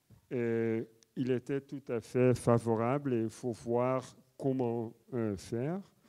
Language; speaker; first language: French; non-native, fluent; Dutch